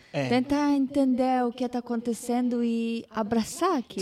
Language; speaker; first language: Portuguese; non-native, fluent; Hebrew